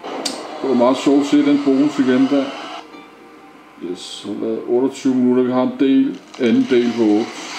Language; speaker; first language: Danish; native; Danish